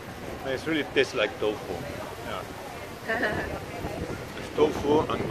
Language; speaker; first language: English; non-native, fluent; Portuguese